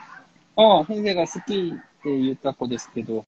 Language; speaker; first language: Japanese; non-native, fluent; Korean